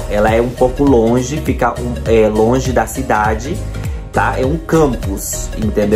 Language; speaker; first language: Portuguese; non-native, fluent; Spanish